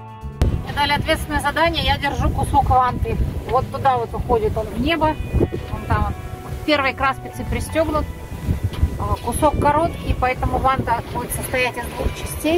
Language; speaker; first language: Russian; native; Russian